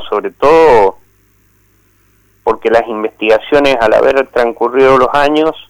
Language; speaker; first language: Spanish; native; Spanish